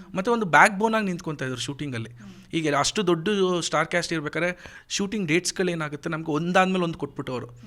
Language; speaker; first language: Kannada; native; Kannada